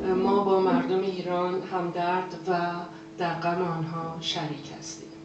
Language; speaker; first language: Persian; native; Persian